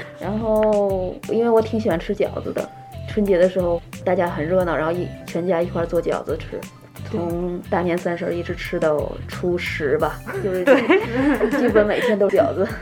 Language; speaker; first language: Chinese; native; Chinese